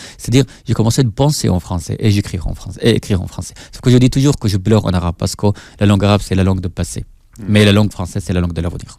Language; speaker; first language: French; non-native, fluent; Arabic